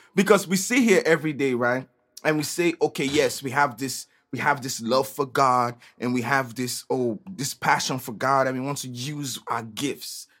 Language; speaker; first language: English; non-native, local second language; Igbo